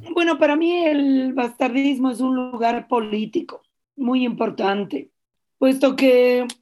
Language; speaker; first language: Spanish; native; Spanish